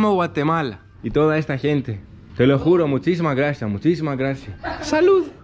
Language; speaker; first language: Spanish; non-native, learner; Greek